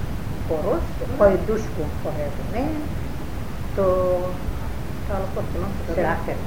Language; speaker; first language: Greek; native; Greek